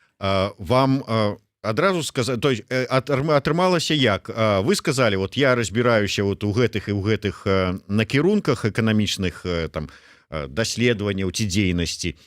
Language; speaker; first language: Belarusian; native; Belarusian